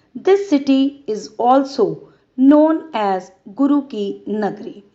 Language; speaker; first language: English; non-native, local second language; Punjabi